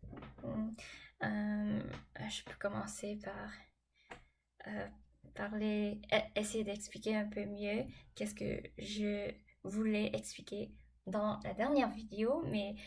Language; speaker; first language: French; non-native, fluent; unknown